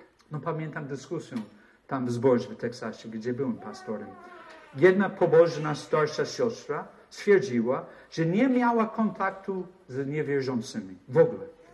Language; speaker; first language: Polish; non-native, fluent; English